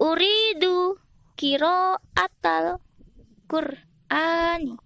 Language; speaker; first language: Arabic; non-native, learner; Indonesian